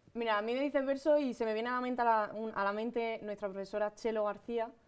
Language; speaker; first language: Spanish; native; Spanish